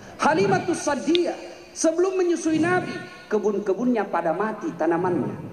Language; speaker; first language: Malay; non-native, local second language; Buginese